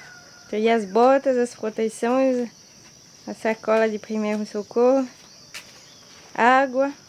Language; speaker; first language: Portuguese; non-native, fluent; French